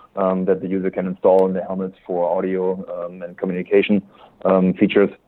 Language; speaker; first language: English; non-native, fluent; German